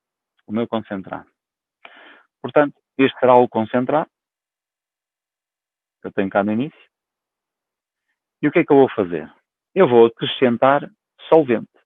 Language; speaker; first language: Portuguese; native; Portuguese